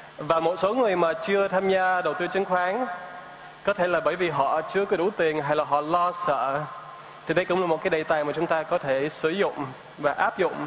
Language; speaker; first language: Vietnamese; non-native, fluent; English